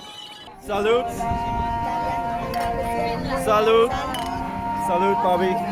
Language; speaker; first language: Spanish; non-native, learner; English